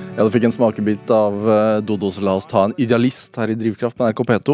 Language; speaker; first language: Norwegian; native; Norwegian